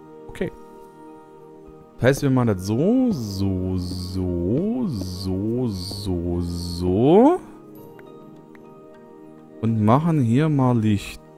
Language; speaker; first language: German; native; German